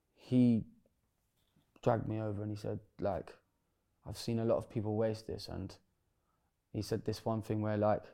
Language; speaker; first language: English; native; English